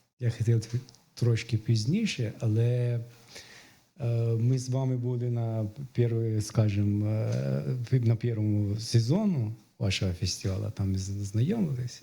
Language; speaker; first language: Ukrainian; non-native, fluent; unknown